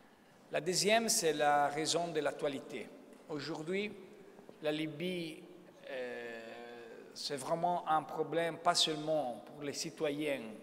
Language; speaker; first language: French; non-native, fluent; Italian